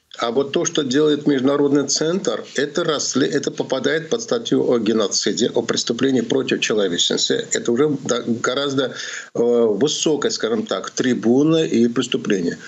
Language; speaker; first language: Russian; non-native, local second language; Azerbaijani